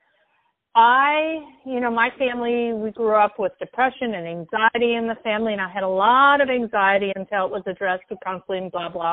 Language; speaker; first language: English; native; English